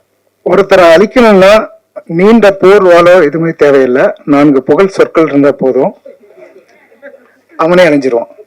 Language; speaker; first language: Tamil; native; Tamil